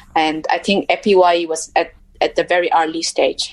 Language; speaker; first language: English; non-native, local second language; Mizo